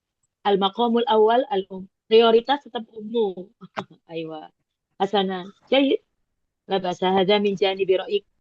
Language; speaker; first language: Arabic; non-native, fluent; Indonesian